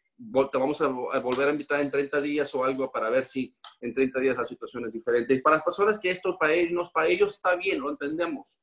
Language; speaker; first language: Spanish; native; Spanish